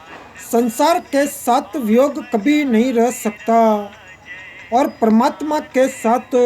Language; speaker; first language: Hindi; native; Hindi